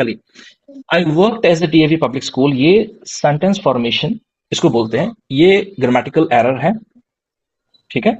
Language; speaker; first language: Hindi; non-native, local second language; Punjabi